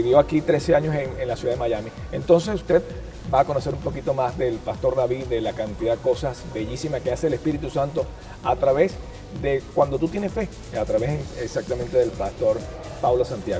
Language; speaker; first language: Spanish; native; Spanish